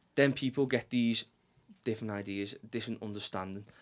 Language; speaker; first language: English; native; English